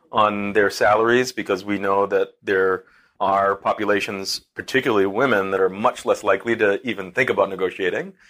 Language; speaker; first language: English; native; English